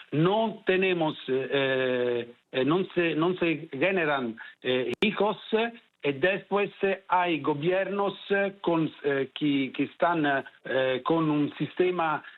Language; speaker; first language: Spanish; non-native, fluent; Italian